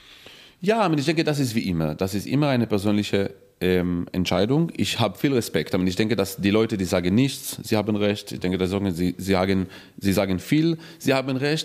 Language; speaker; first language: German; non-native, fluent; Hebrew